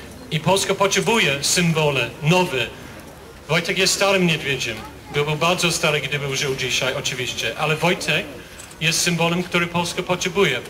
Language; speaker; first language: Polish; non-native, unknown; English